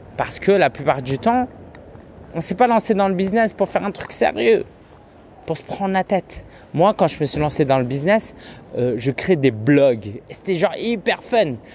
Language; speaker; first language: French; early bilingual, other home language; Chinese